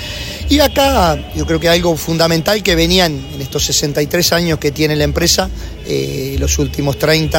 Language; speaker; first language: Spanish; native; Spanish